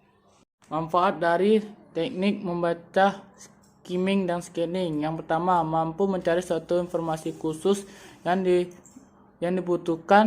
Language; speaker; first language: Indonesian; native; Indonesian